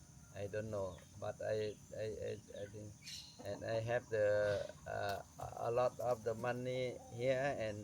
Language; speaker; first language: English; non-native, learner; Thai